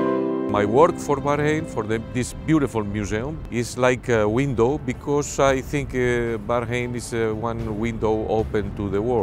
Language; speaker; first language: English; non-native, fluent; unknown